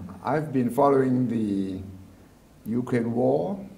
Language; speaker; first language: English; non-native, fluent; Thai